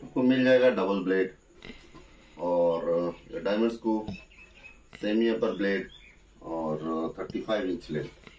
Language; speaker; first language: Hindi; non-native, local second language; Bangla